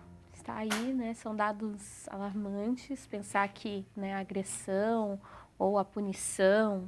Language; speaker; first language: Portuguese; native; Portuguese